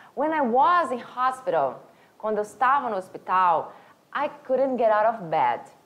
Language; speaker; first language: English; non-native, fluent; Portuguese